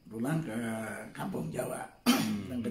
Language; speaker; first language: Indonesian; non-native, local second language; Javanese